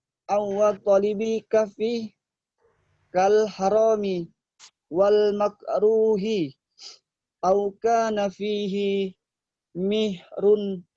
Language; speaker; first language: Arabic; non-native, learner; Indonesian